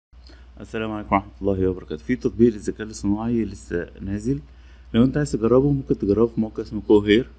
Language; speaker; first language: Arabic; native; Arabic